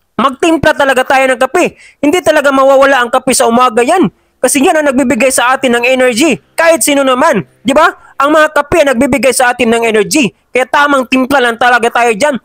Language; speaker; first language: Filipino; non-native, local second language; Cebuano